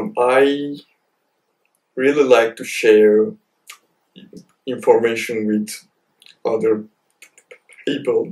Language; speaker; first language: English; non-native, fluent; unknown